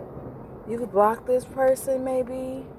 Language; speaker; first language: English; native; English